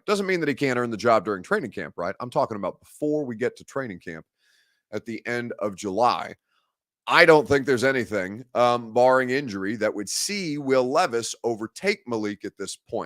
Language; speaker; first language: English; native; English